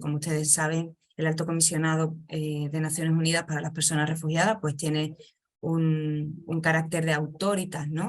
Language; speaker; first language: Spanish; native; Spanish